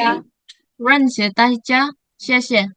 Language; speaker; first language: Chinese; non-native, learner; Indonesian